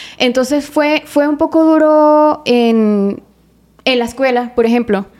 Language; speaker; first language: Spanish; native; Spanish